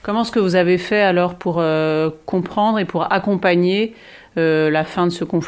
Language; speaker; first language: French; native; French